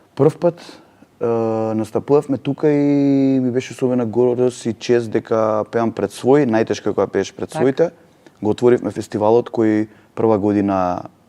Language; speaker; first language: Macedonian; native; Macedonian